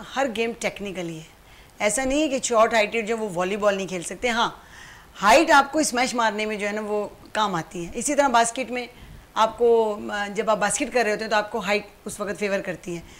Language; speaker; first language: Urdu; native; Urdu